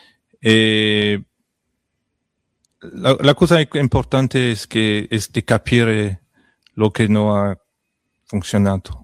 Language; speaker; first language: Italian; non-native, learner; French